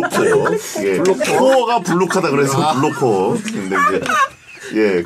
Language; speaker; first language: Korean; native; Korean